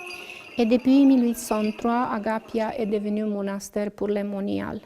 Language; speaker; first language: French; non-native, fluent; Romanian